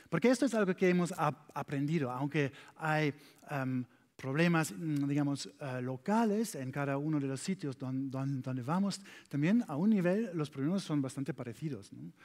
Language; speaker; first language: Spanish; non-native, fluent; German